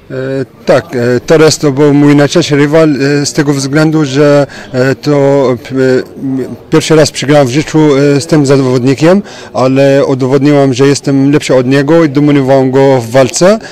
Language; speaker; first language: Polish; non-native, fluent; French